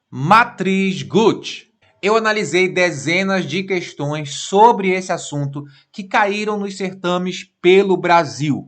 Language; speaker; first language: Portuguese; native; Portuguese